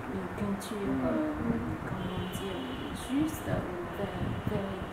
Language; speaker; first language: French; non-native, fluent; Vietnamese